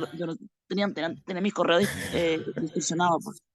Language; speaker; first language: Spanish; native; Spanish